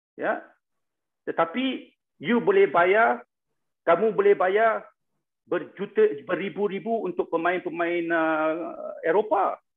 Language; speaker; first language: Malay; non-native, local second language; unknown